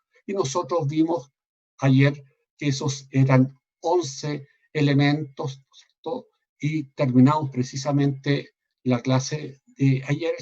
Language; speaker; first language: Spanish; native; Spanish